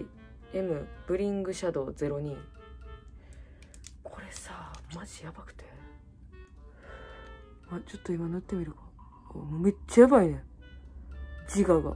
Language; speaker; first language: Japanese; native; Japanese